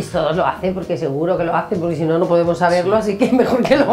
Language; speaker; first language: Spanish; native; Spanish